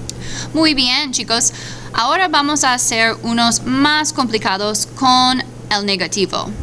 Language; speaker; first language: Spanish; non-native, fluent; English